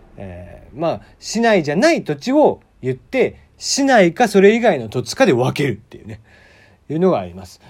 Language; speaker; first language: Japanese; native; Japanese